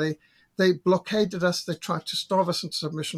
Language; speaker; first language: English; native; English